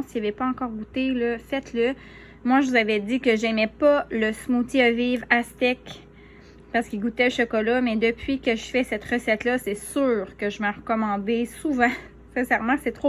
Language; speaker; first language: French; native; French